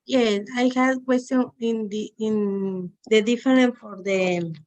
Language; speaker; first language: English; non-native, learner; Spanish